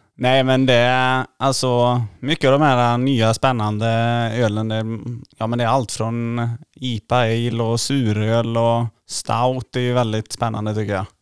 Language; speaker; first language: Swedish; native; Swedish